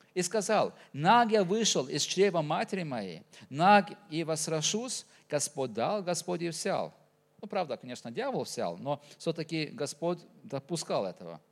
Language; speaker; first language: Russian; non-native, fluent; Norwegian